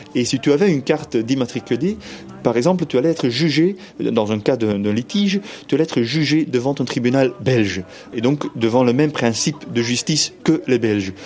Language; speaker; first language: French; non-native, fluent; Dutch